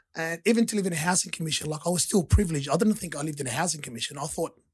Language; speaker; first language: English; early bilingual, other home language; Arabic